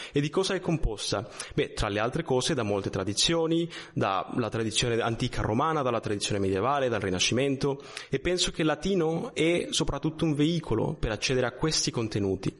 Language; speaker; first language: Italian; early bilingual, heritage; Spanish